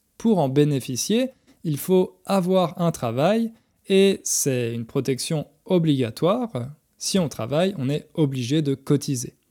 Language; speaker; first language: French; native; French